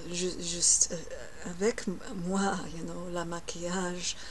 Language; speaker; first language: French; non-native, learner; English